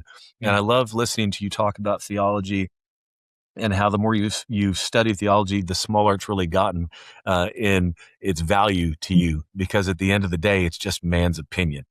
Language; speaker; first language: English; native; English